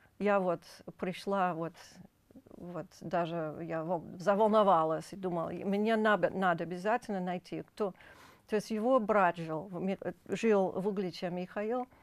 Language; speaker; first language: Russian; non-native, fluent; English